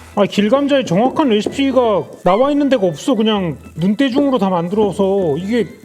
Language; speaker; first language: Korean; native; Korean